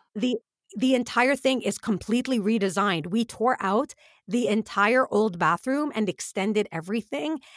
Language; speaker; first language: English; early bilingual, other home language; Arabic